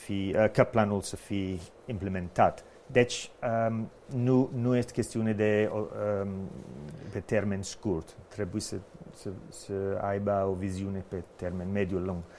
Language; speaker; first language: Romanian; non-native, fluent; English